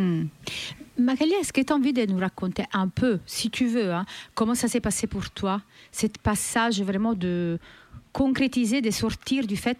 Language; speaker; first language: French; native; French